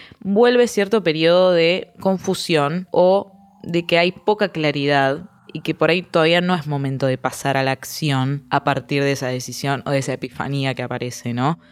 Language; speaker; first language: Spanish; native; Spanish